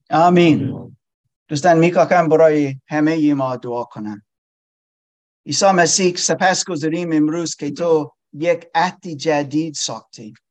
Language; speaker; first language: Persian; non-native, learner; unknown